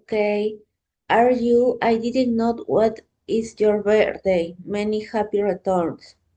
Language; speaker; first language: English; non-native, learner; Spanish